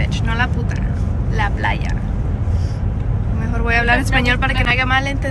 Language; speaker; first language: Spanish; early bilingual, heritage; Spanish